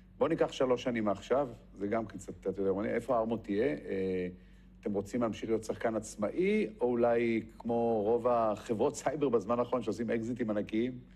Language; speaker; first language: Hebrew; native; Hebrew